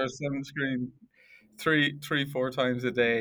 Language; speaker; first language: English; native; English